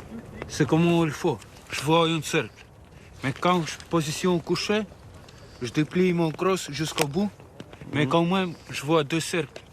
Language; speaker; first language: French; non-native, learner; Russian